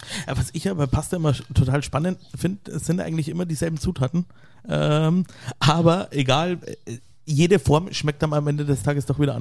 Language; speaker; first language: German; native; German